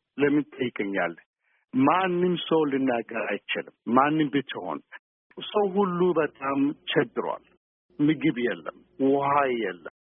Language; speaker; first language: Amharic; non-native, local second language; Somali